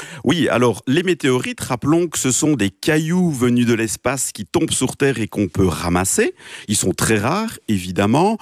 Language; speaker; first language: French; native; French